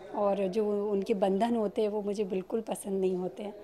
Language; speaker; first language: Hindi; native; Hindi